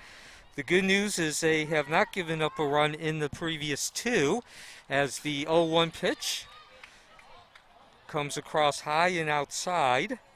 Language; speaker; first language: English; native; English